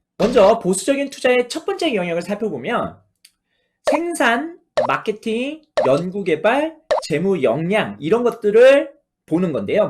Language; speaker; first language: Korean; native; Korean